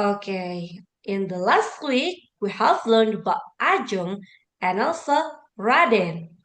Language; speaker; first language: English; non-native, learner; Indonesian